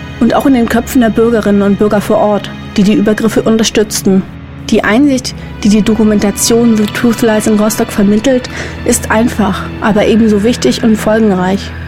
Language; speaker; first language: German; native; German